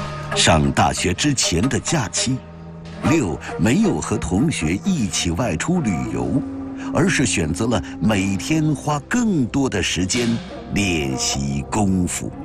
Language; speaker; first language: Chinese; native; Chinese